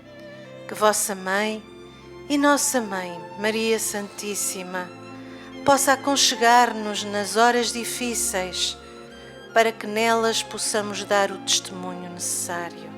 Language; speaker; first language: Portuguese; native; Portuguese